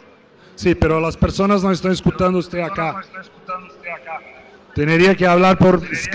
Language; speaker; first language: Spanish; non-native, learner; Portuguese